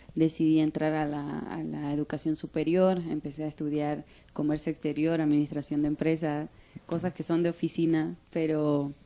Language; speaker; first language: Spanish; native; Spanish